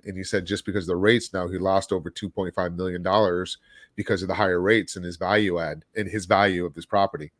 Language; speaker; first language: English; native; English